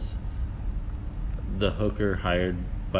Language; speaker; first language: English; native; English